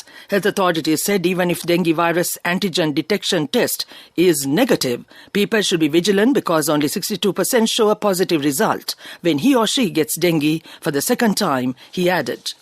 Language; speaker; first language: English; non-native, local second language; Sinhala